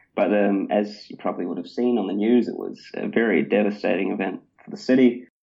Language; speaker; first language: English; native; English